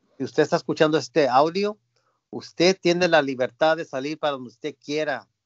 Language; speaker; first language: Spanish; early bilingual, heritage; Spanish